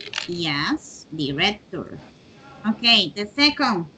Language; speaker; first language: English; non-native, learner; Spanish